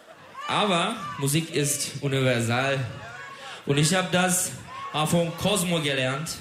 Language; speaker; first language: German; non-native, learner; Turkish